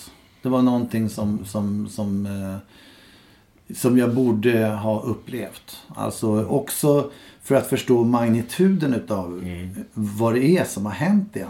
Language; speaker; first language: Swedish; native; Swedish